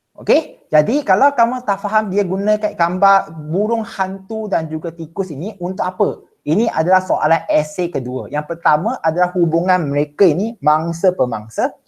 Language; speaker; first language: Malay; non-native, local second language; Chinese